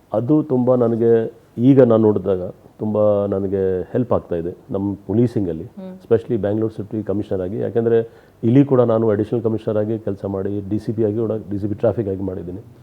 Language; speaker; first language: Kannada; non-native, local second language; Hindi